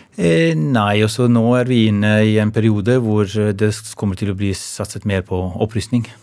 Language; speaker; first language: Norwegian; non-native, fluent; Albanian